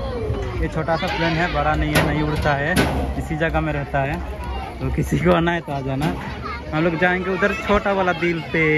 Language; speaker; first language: Hindi; non-native, local second language; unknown